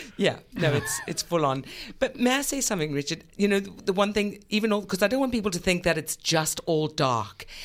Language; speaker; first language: English; native; English